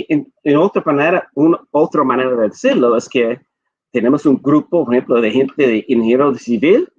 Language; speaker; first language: Spanish; non-native, fluent; English